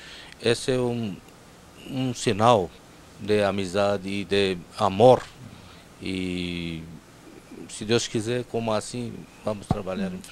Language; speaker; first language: Portuguese; non-native, fluent; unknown